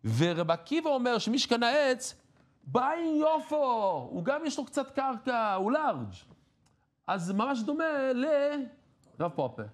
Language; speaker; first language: Hebrew; non-native, fluent; English